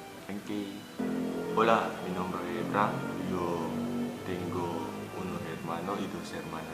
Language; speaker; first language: Spanish; non-native, learner; Indonesian